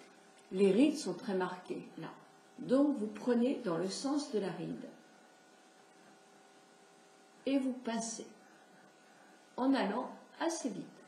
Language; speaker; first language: French; native; French